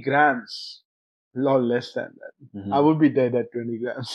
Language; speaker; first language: English; non-native, local second language; Sinhala